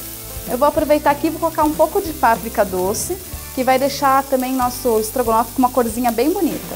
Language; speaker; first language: Portuguese; native; Portuguese